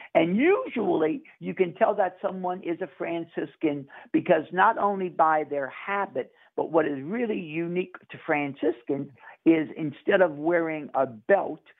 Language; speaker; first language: English; native; English